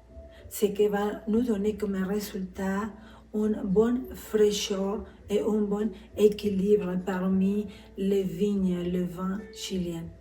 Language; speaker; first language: French; non-native, fluent; Spanish